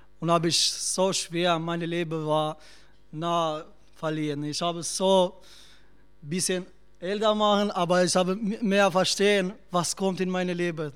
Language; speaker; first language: German; non-native, learner; Albanian